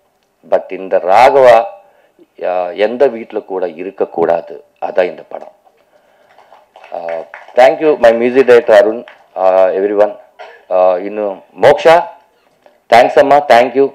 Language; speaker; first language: Tamil; non-native, local second language; Telugu